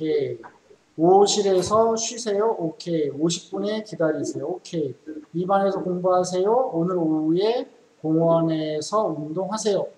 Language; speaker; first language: Korean; native; Korean